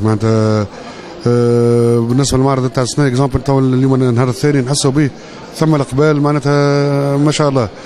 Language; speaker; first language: Arabic; native; Arabic